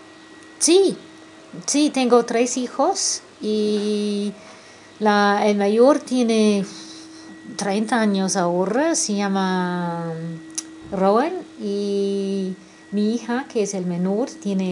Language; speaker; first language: Spanish; non-native, fluent; English